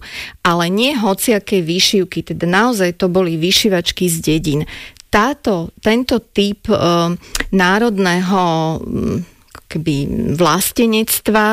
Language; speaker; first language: Slovak; native; Slovak